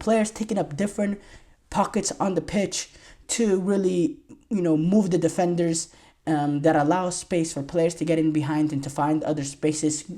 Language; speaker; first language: English; native; English